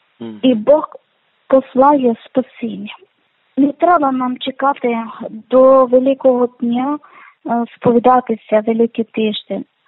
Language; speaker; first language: Ukrainian; non-native, learner; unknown